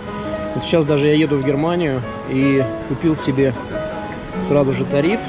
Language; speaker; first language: Russian; native; Russian